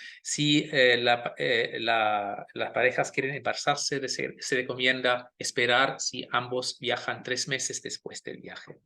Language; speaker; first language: Spanish; non-native, fluent; German